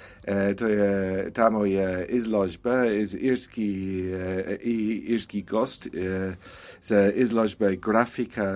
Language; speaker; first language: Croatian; non-native, learner; English